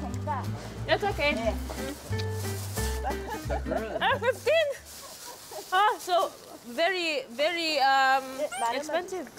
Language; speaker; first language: English; non-native, local second language; Filipino